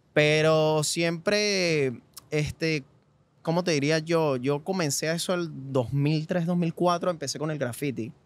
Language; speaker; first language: Spanish; native; Spanish